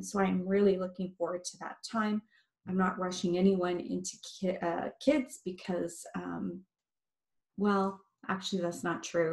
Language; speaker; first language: English; native; English